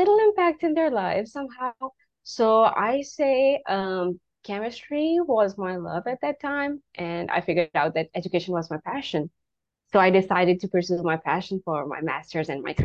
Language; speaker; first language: English; non-native, local second language; Urdu